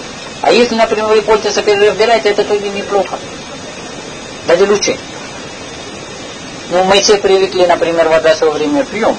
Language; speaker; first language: Russian; non-native, learner; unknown